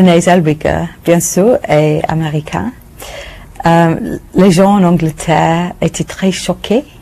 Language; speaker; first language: French; non-native, learner; English